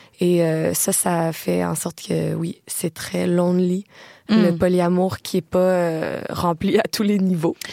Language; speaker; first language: French; native; French